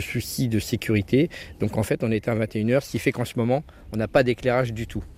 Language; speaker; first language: French; native; French